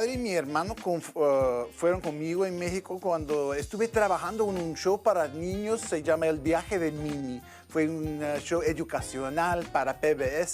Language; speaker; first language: Spanish; non-native, learner; English